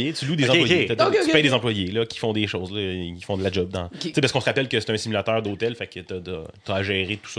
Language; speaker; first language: French; native; French